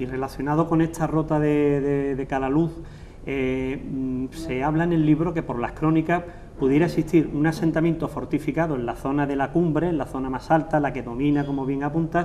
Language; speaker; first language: Spanish; native; Spanish